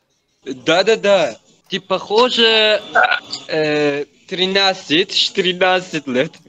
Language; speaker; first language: Russian; non-native, learner; Turkish